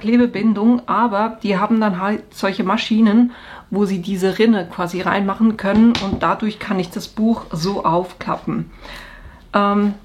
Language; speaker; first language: German; native; German